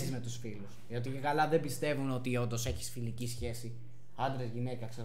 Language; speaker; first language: Greek; native; Greek